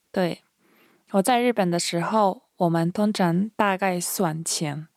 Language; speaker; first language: Chinese; non-native, fluent; Japanese